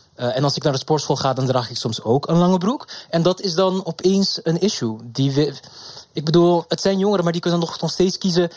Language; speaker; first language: Dutch; non-native, local second language; Papiamento